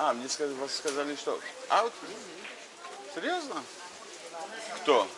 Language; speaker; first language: Russian; non-native, learner; English